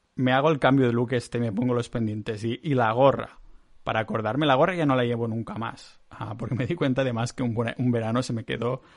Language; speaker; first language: Spanish; native; Spanish